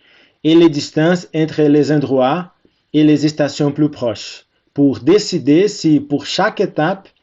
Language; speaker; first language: French; non-native, fluent; Portuguese